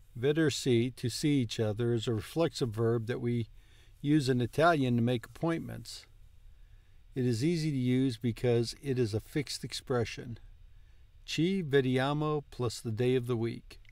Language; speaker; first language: English; native; English